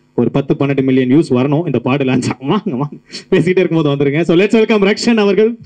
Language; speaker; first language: Tamil; native; Tamil